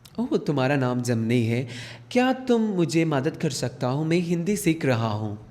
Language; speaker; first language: Hindi; non-native, learner; Malayalam